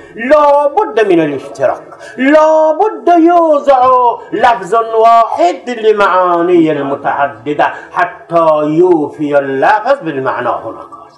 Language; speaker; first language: Arabic; non-native, fluent; Persian